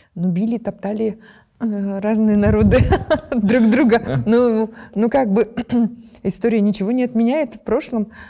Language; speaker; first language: Russian; non-native, local second language; Kyrgyz